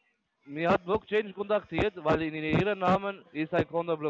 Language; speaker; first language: German; non-native, learner; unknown